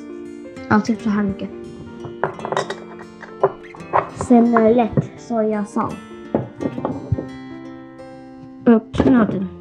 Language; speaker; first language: Swedish; non-native, learner; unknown